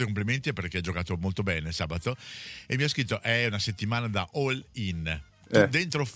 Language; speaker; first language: Italian; native; Italian